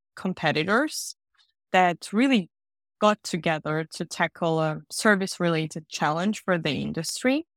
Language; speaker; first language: English; non-native, fluent; Georgian